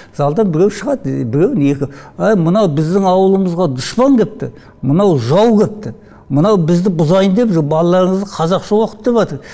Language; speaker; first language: Kazakh; native; Kazakh